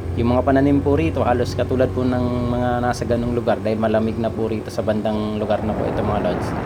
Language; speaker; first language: Filipino; non-native, local second language; Bikol